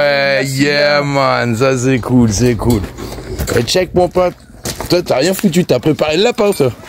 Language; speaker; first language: French; native; French